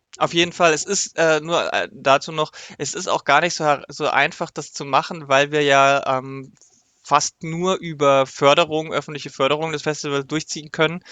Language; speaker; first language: German; native; German